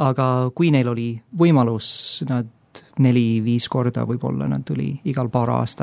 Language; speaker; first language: Estonian; non-native, fluent; English